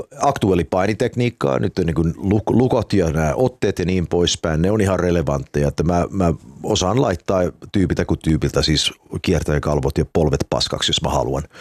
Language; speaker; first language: Finnish; early bilingual, heritage; Finnish